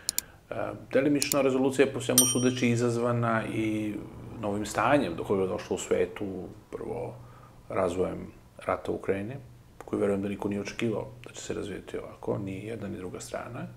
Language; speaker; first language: Serbian; native; Serbian